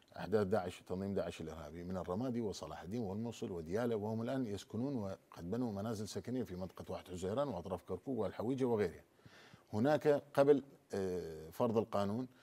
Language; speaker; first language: Arabic; non-native, local second language; Turkmen